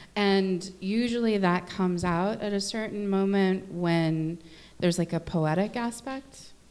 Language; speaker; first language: English; native; English